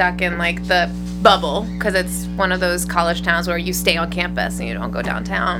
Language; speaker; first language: English; native; English